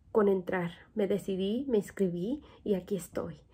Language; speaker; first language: Spanish; native; Spanish